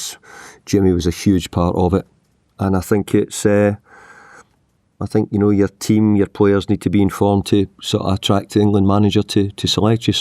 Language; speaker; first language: English; native; English